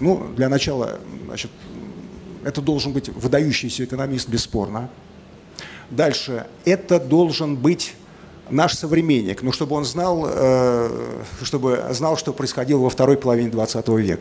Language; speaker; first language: Russian; native; Russian